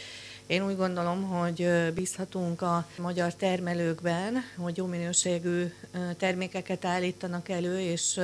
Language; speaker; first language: Hungarian; native; Hungarian